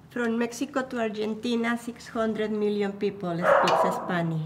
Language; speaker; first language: English; non-native, learner; Spanish